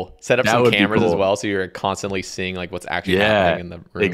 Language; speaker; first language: English; native; English